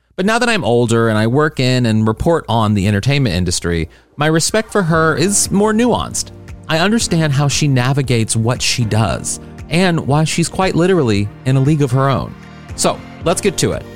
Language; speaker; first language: English; native; English